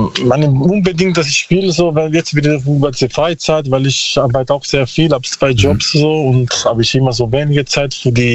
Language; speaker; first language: German; non-native, learner; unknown